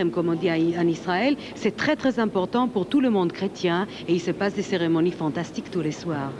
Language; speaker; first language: French; non-native, fluent; Hebrew